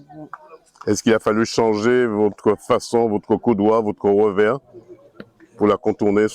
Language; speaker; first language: French; native; French